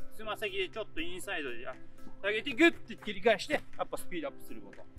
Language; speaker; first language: Japanese; native; Japanese